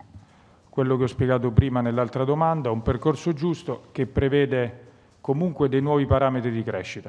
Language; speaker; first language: Italian; native; Italian